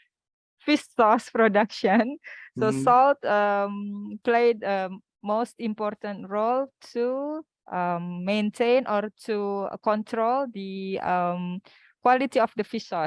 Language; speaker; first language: English; non-native, fluent; Indonesian